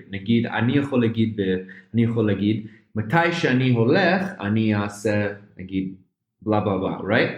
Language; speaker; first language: Hebrew; non-native, fluent; English